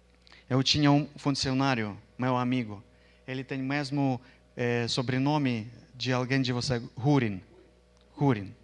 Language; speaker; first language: Portuguese; non-native, fluent; Ukrainian